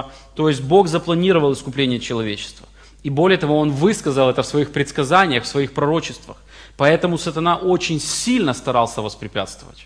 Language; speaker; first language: Russian; native; Russian